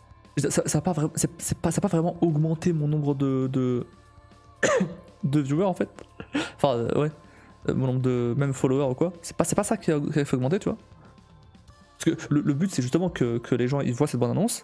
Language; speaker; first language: French; native; French